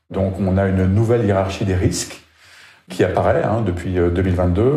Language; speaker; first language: French; native; French